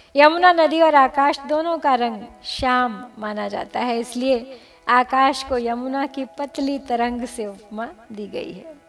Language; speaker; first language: Hindi; native; Hindi